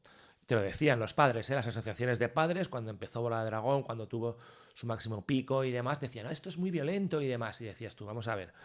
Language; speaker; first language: Spanish; native; Spanish